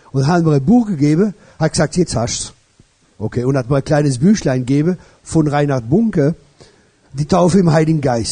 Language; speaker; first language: German; non-native, fluent; French